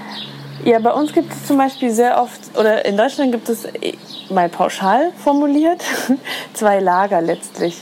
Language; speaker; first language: German; native; German